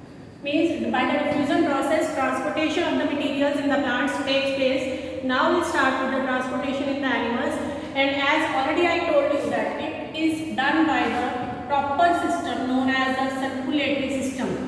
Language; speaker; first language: English; non-native, local second language; Hindi